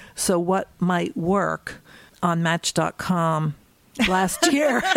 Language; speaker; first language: English; native; English